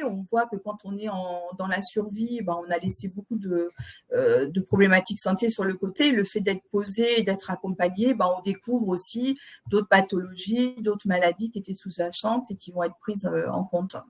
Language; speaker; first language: French; native; French